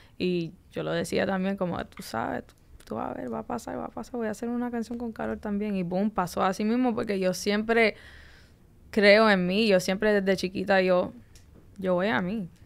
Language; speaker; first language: Spanish; early bilingual, heritage; Spanish